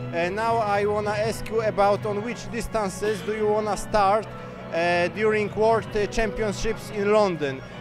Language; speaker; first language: English; non-native, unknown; Polish